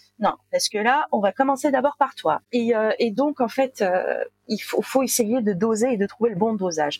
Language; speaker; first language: French; non-native, local second language; Arabic